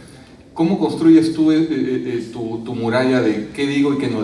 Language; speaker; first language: Spanish; native; Spanish